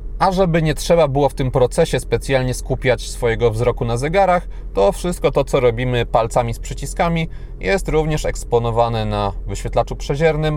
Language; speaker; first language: Polish; native; Polish